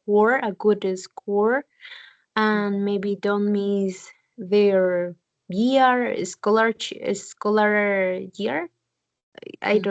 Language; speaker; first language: English; non-native, learner; Spanish